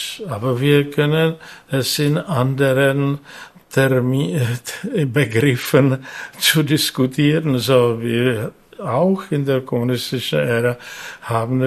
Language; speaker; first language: German; non-native, fluent; Czech